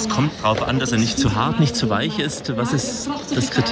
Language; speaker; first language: German; native; German